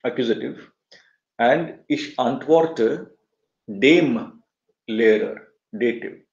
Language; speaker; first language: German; non-native, fluent; Marathi